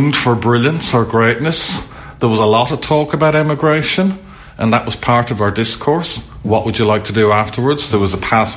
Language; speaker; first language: English; native; English